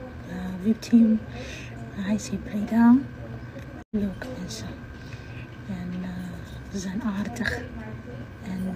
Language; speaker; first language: Dutch; non-native, learner; Somali